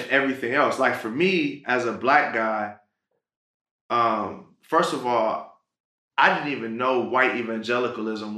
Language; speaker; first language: English; native; English